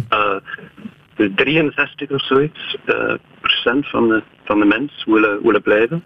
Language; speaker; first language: Dutch; non-native, fluent; English